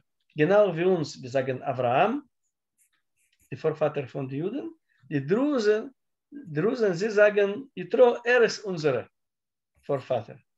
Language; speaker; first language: German; non-native, learner; Russian